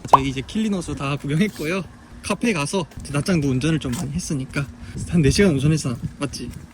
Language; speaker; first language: Korean; native; Korean